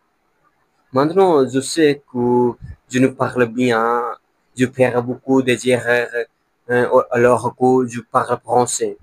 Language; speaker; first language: French; non-native, learner; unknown